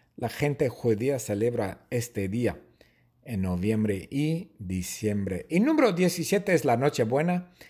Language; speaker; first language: Spanish; non-native, fluent; English